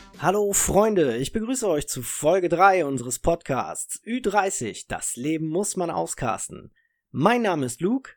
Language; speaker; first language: German; early bilingual, other home language; Italian